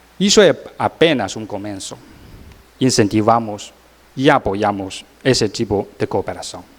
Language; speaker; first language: Portuguese; non-native, learner; Chinese